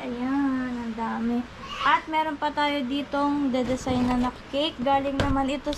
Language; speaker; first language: Filipino; native; Filipino